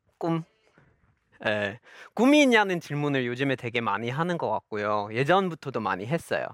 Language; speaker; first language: Korean; non-native, fluent; English